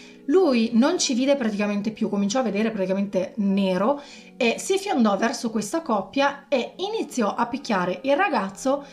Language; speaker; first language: Italian; native; Italian